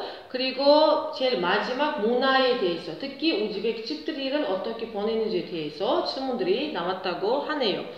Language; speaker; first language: Korean; non-native, fluent; Uzbek